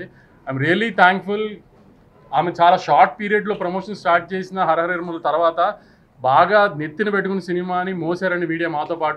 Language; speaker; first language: Telugu; native; Telugu